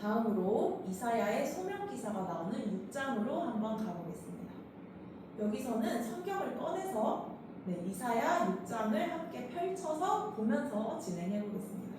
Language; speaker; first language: Korean; native; Korean